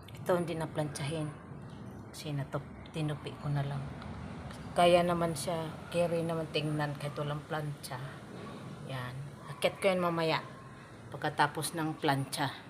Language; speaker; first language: Filipino; non-native, local second language; Cebuano